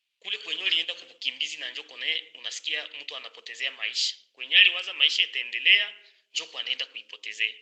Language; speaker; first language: Swahili; native; Swahili